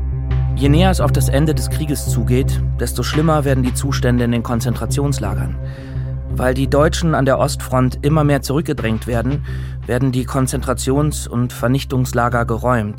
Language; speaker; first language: German; native; German